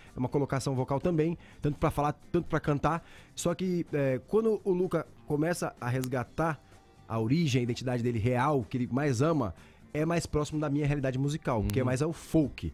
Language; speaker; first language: Portuguese; native; Portuguese